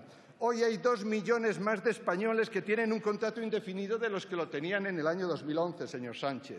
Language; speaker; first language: Spanish; native; Spanish